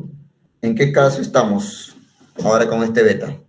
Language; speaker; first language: Spanish; native; Spanish